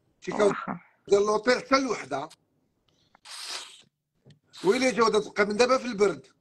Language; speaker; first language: Arabic; native; Arabic